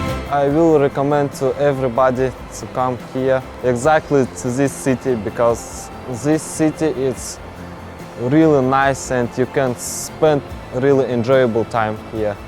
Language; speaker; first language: English; non-native, learner; Russian